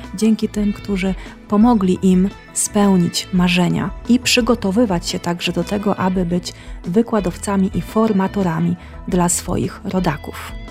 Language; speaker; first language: Polish; native; Polish